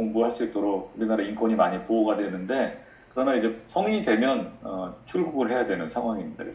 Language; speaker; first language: Korean; native; Korean